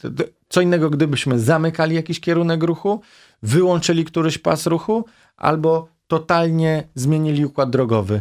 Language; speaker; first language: Polish; native; Polish